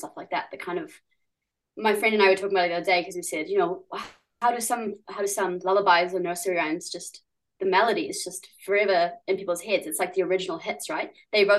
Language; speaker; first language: English; native; English